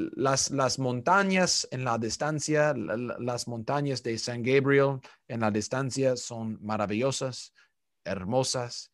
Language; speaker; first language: Spanish; non-native, fluent; English